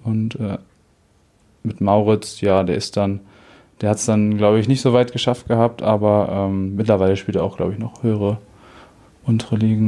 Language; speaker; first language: German; native; German